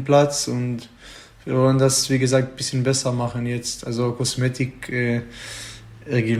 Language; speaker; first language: German; non-native, fluent; Hebrew